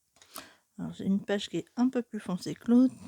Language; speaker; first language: French; native; French